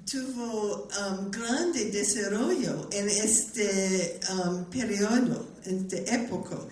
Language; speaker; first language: Spanish; non-native, learner; English